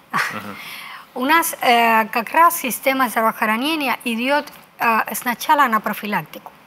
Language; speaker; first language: Russian; non-native, fluent; Spanish